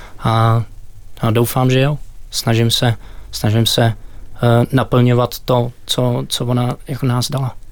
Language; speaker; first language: Czech; non-native, fluent; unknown